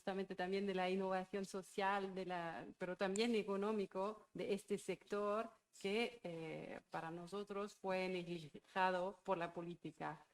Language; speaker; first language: Spanish; non-native, fluent; German